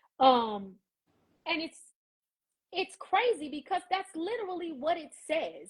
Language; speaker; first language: English; native; English